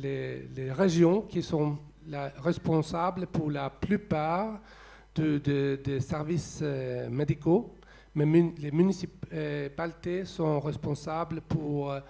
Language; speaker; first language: French; non-native, fluent; Swedish